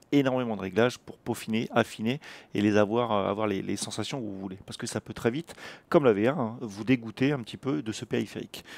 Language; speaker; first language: French; native; French